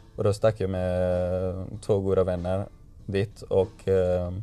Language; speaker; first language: Swedish; non-native, fluent; Spanish